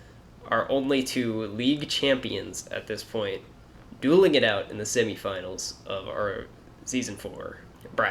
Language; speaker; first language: English; native; English